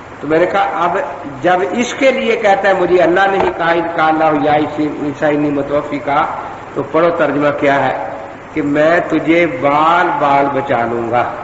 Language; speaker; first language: Urdu; non-native, local second language; Punjabi